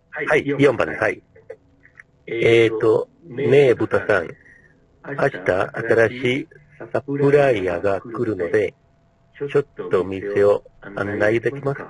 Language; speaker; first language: Japanese; non-native, learner; Spanish